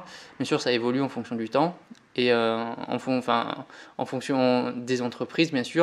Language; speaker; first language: French; native; French